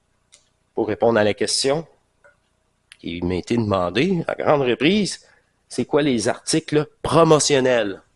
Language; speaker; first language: French; native; French